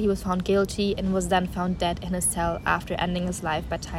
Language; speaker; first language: English; non-native, fluent; German